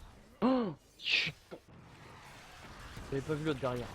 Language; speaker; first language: French; native; French